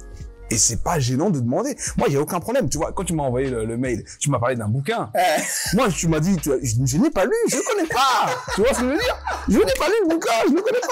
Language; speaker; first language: French; native; French